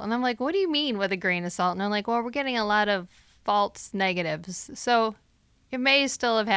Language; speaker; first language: English; native; English